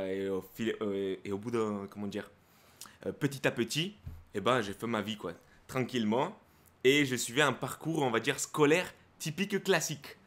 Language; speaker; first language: French; early bilingual, other home language; Spanish